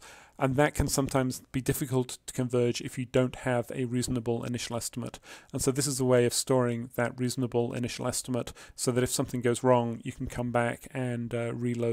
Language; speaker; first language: English; native; English